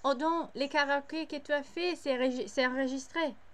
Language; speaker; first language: French; non-native, learner; English